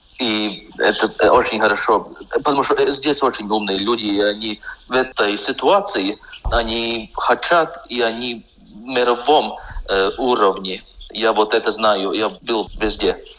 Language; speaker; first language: Russian; non-native, local second language; Latvian